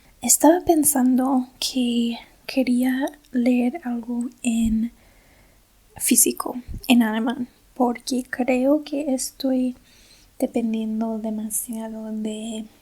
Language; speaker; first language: Spanish; non-native, fluent; English